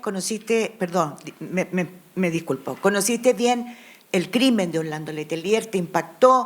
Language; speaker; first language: Spanish; native; Spanish